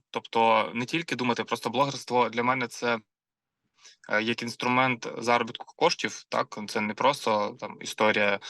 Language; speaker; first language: Ukrainian; non-native, local second language; Russian